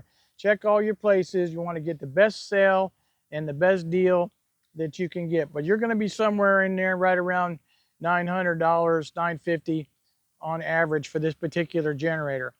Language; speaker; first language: English; native; English